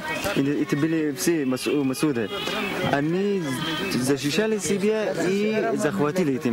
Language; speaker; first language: Russian; non-native, learner; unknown